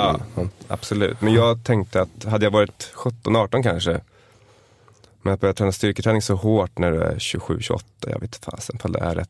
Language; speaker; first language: Swedish; native; Swedish